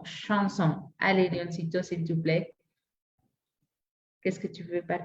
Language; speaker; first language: French; non-native, fluent; Spanish